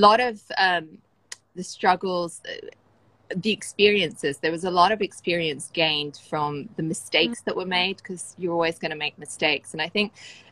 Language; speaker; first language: English; native; English